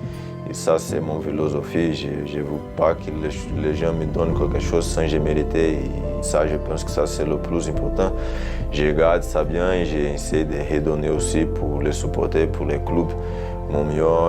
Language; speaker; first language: French; non-native, fluent; Portuguese